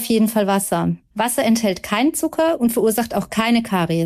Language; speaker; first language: German; native; German